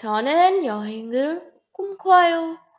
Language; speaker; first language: Korean; non-native, fluent; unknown